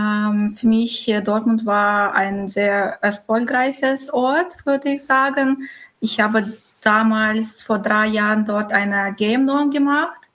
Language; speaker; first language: German; non-native, fluent; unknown